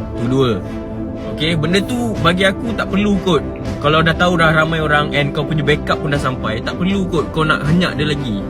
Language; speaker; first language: Malay; native; Malay